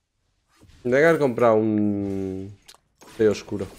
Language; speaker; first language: Spanish; native; Spanish